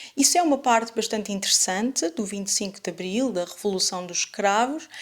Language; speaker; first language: Portuguese; native; Portuguese